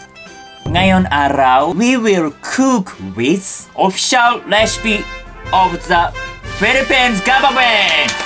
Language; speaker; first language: Filipino; non-native, learner; Japanese